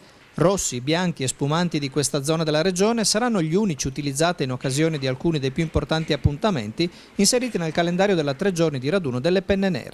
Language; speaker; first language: Italian; native; Italian